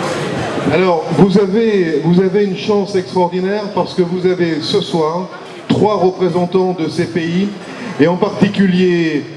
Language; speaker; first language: French; native; French